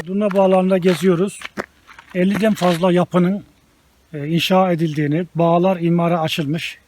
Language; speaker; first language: Turkish; native; Turkish